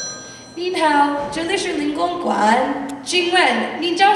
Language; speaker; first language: Chinese; non-native, learner; English